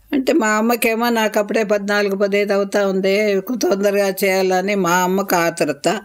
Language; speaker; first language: Telugu; non-native, local second language; Tamil